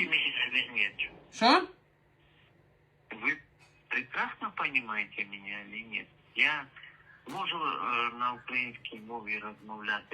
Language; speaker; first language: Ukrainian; non-native, local second language; Russian